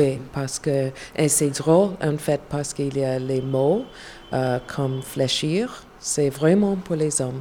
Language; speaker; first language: French; non-native, learner; English